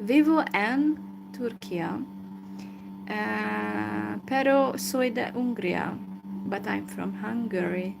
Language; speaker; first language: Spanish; non-native, learner; Hungarian